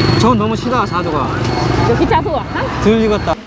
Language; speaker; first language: Korean; native; Korean